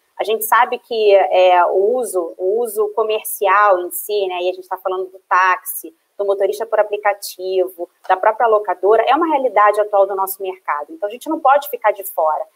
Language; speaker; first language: Portuguese; native; Portuguese